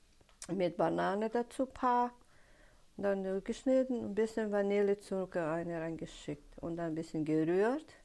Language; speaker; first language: German; non-native, learner; Russian